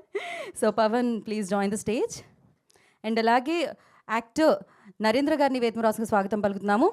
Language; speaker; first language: Telugu; native; Telugu